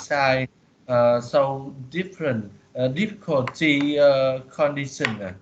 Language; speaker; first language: English; non-native, learner; Vietnamese